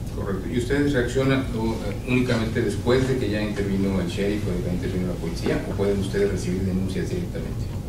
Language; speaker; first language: Spanish; native; Spanish